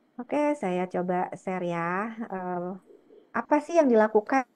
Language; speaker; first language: Indonesian; native; Indonesian